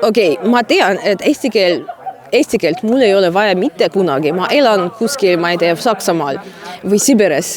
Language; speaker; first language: Estonian; non-native, fluent; Russian